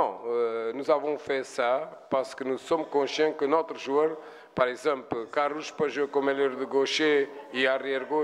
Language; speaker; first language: French; non-native, fluent; Portuguese